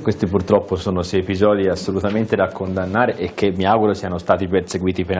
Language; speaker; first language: Italian; native; Italian